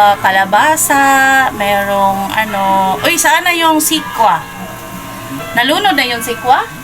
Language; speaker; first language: Filipino; non-native, local second language; Cebuano